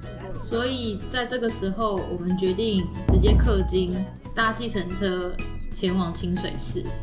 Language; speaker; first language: Chinese; native; Chinese